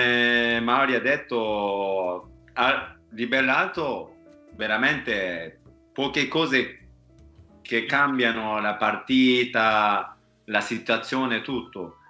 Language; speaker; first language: Italian; non-native, fluent; Japanese